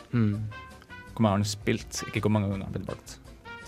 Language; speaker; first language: Norwegian; native; Norwegian